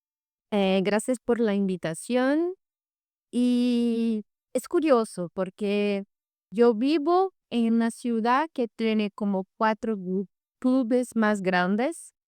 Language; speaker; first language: Spanish; non-native, fluent; Portuguese